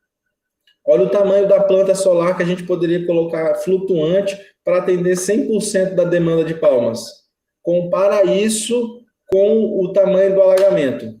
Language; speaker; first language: Portuguese; native; Portuguese